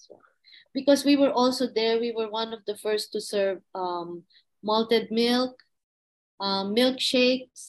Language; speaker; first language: English; non-native, local second language; Filipino